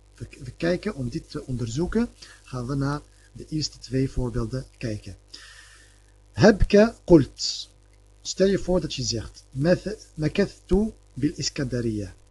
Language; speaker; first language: Dutch; early bilingual, other home language; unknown